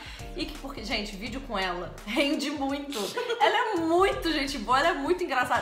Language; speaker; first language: Portuguese; native; Portuguese